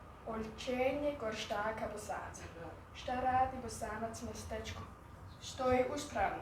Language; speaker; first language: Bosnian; early bilingual, heritage; Bosnian